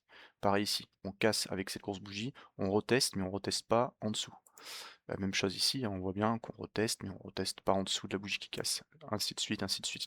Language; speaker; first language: French; native; French